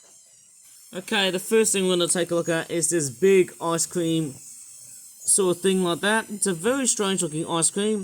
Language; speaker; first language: English; native; English